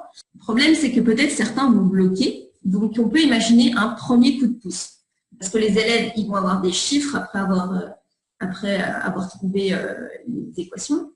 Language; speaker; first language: French; native; French